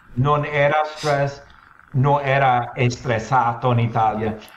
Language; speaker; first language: Italian; non-native, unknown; English